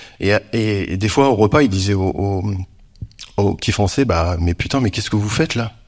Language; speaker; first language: French; native; French